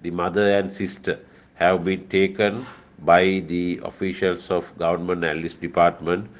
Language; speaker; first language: English; non-native, local second language; Sinhala